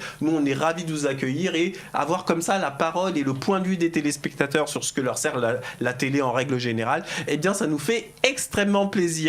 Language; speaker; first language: French; native; French